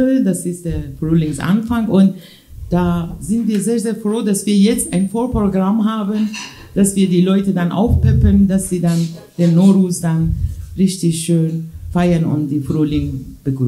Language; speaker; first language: German; non-native, fluent; Persian